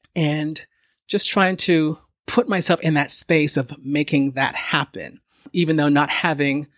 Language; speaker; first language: English; native; English